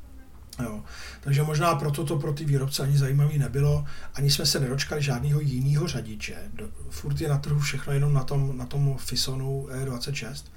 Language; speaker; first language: Czech; native; Czech